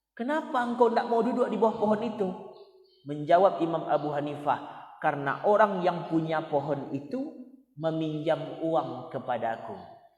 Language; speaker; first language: Malay; non-native, local second language; Minangkabau